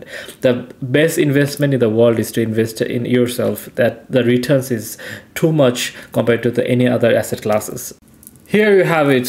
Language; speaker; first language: English; non-native, local second language; Bangla